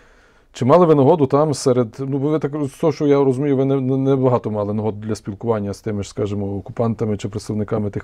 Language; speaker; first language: Ukrainian; native; Ukrainian